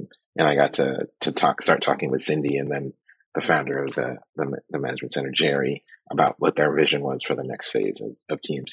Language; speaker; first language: English; native; English